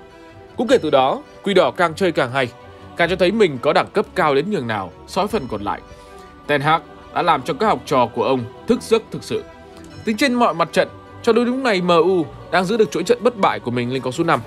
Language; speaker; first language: Vietnamese; native; Vietnamese